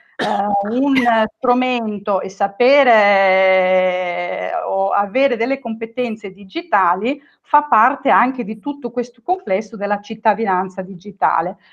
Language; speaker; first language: Italian; non-native, fluent; Portuguese